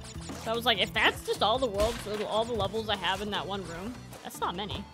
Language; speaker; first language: English; native; English